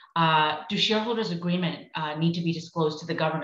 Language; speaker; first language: English; early bilingual, other home language; Chinese